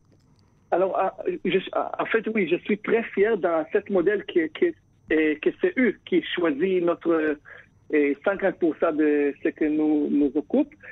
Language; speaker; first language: French; non-native, fluent; Hebrew